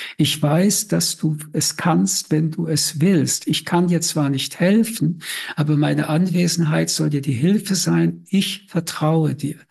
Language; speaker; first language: German; early bilingual, other home language; French